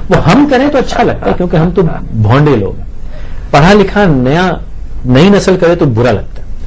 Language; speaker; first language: Urdu; native; Urdu